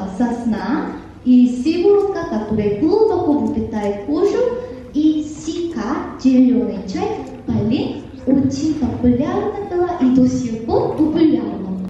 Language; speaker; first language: Russian; non-native, fluent; Korean